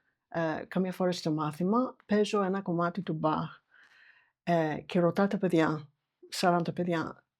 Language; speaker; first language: Greek; non-native, fluent; English